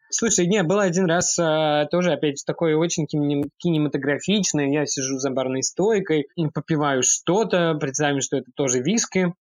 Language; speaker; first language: Russian; early bilingual, heritage; Russian